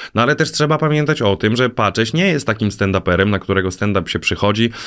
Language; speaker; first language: Polish; native; Polish